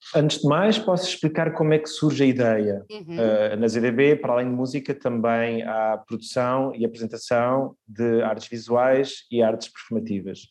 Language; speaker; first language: Portuguese; early bilingual, other home language; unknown